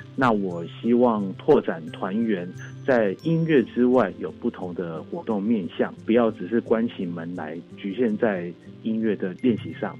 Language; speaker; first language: Chinese; native; Chinese